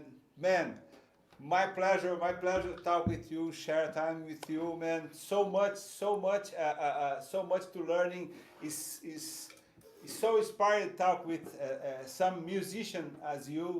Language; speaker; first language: English; non-native, fluent; Portuguese